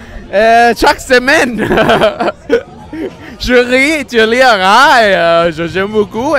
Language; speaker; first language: French; non-native, learner; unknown